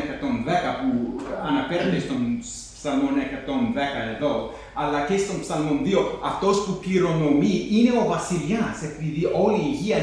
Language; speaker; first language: Greek; non-native, fluent; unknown